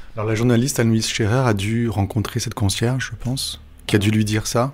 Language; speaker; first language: French; native; French